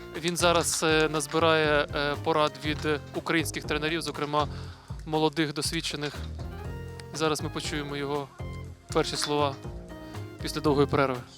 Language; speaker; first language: Ukrainian; native; Ukrainian